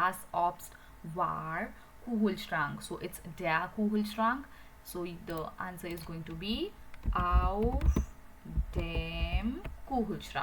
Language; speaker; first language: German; non-native, fluent; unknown